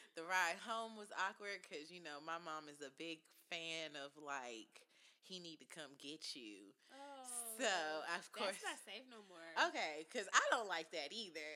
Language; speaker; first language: English; native; English